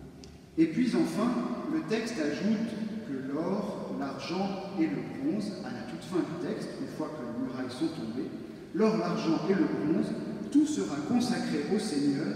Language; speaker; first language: French; native; French